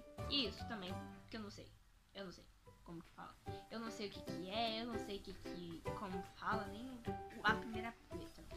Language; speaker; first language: Portuguese; early bilingual, heritage; Portuguese